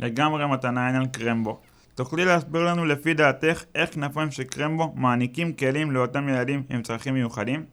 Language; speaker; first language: Hebrew; native; Hebrew